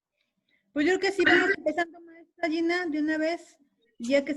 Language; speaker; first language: Spanish; native; Spanish